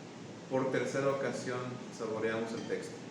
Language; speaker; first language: Spanish; native; Spanish